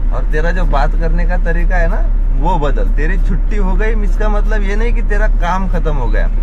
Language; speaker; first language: Hindi; non-native, local second language; Marathi